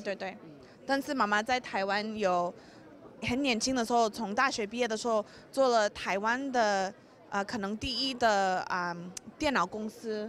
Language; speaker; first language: Chinese; early bilingual, heritage; English